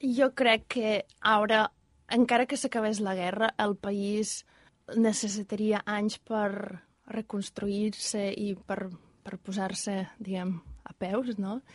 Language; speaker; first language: Catalan; non-native, fluent; Ukrainian